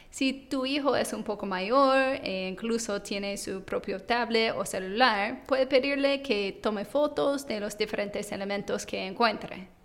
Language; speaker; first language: Spanish; non-native, fluent; English